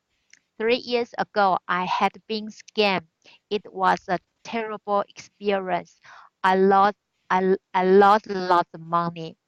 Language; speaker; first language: English; non-native, learner; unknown